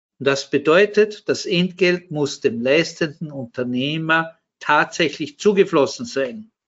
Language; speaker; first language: German; native; German